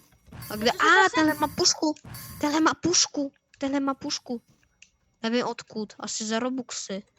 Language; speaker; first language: Czech; early bilingual, other home language; Russian